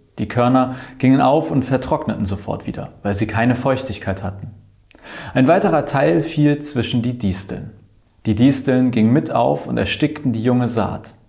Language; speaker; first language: German; native; German